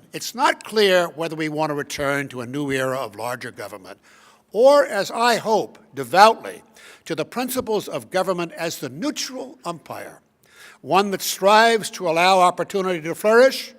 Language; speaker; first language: English; native; English